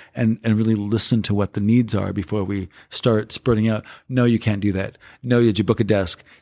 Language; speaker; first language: English; native; English